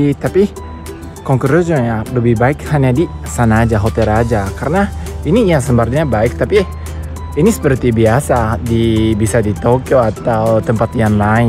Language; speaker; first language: Indonesian; non-native, learner; Japanese